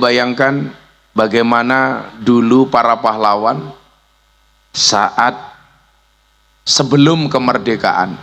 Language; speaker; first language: Indonesian; non-native, local second language; Javanese